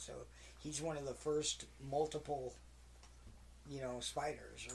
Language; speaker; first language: English; native; English